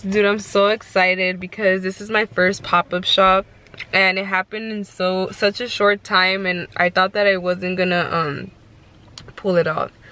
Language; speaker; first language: English; early bilingual, other home language; Spanish